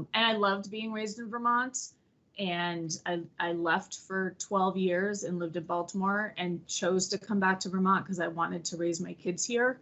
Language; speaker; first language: English; native; English